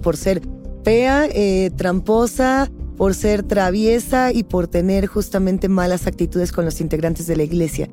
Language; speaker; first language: Spanish; native; Spanish